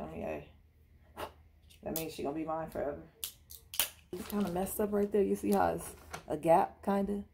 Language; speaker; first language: English; native; English